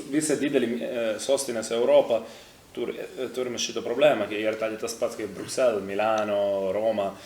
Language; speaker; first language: Lithuanian; non-native, learner; Italian